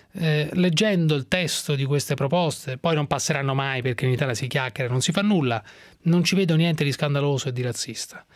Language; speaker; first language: Italian; native; Italian